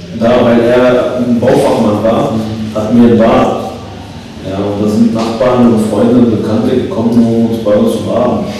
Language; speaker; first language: German; early bilingual, other home language; Turkish